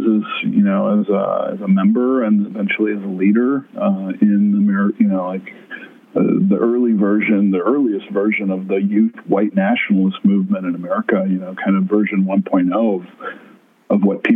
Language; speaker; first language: English; native; English